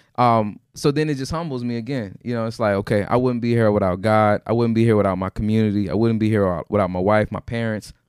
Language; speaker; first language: English; native; English